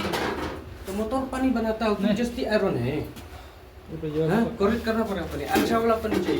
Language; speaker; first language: Hindi; non-native, local second language; Khasi